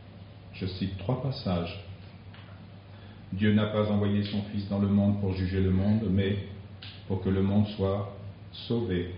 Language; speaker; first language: French; native; French